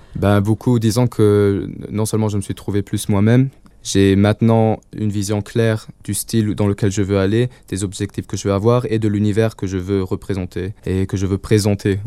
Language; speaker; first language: French; non-native, local second language; Luxembourgish